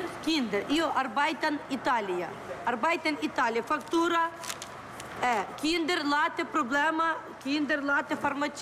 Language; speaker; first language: German; non-native, learner; Ukrainian